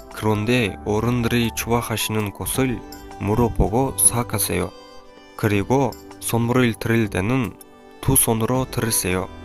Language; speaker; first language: Korean; non-native, fluent; Kyrgyz